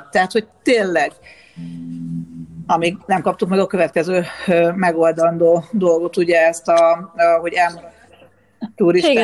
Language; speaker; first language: Hungarian; native; Hungarian